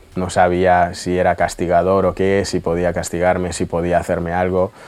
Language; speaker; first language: Spanish; early bilingual, other home language; Russian